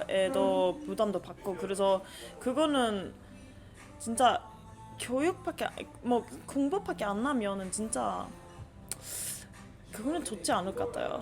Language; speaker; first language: Korean; non-native, fluent; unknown